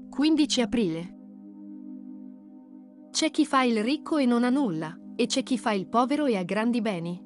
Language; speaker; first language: Italian; native; Italian